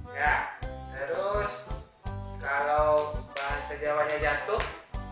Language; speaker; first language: Indonesian; non-native, local second language; Minangkabau